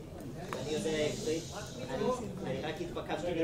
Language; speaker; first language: Hebrew; non-native, fluent; English